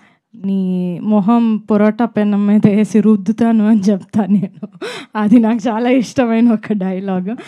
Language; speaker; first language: Telugu; non-native, fluent; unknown